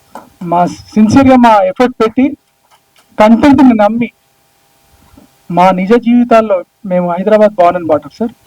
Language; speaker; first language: Telugu; native; Telugu